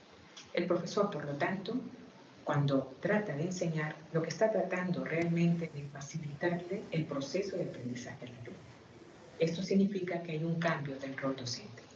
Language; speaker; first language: Spanish; native; Spanish